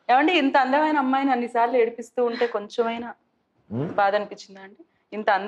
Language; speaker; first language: Telugu; native; Telugu